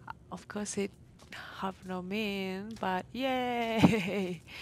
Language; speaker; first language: English; non-native, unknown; Japanese